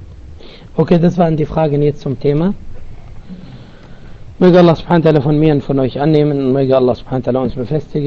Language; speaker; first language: German; non-native, fluent; Arabic